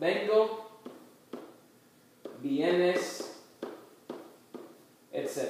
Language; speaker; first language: Spanish; non-native, fluent; English